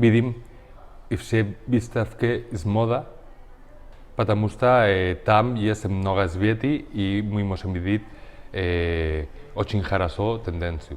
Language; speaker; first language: Russian; non-native, learner; Spanish